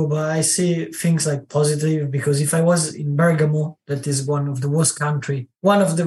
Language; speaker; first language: English; non-native, learner; Italian